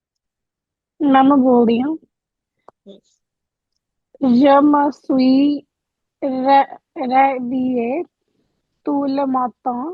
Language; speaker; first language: French; non-native, learner; Punjabi